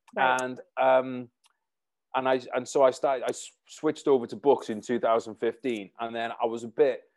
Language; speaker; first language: English; native; English